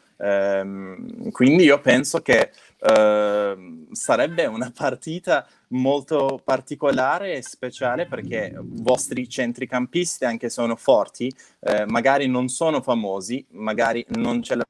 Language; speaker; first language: Italian; non-native, fluent; Turkish